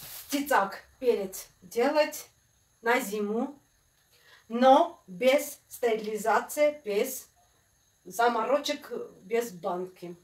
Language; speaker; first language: Russian; non-native, fluent; Armenian